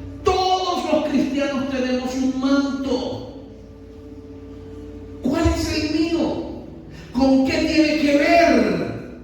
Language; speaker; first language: Spanish; native; Spanish